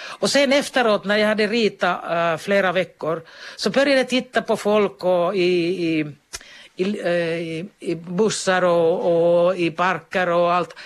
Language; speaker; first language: Swedish; non-native, local second language; Finnish